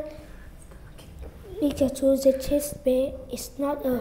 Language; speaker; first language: English; non-native, learner; Vietnamese